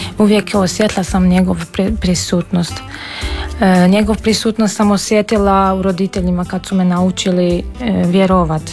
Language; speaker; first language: Serbian; non-native, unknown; Armenian